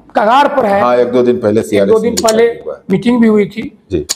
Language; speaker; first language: Hindi; native; Hindi